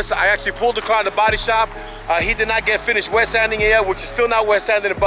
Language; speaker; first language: English; native; English